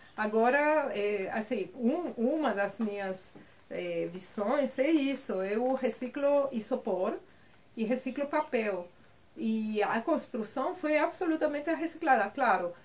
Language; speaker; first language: Portuguese; non-native, fluent; Spanish